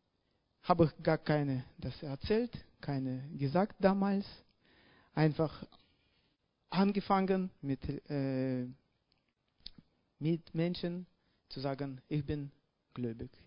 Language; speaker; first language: German; non-native, learner; Russian